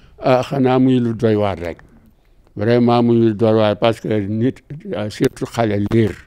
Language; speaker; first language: Wolof; native; Wolof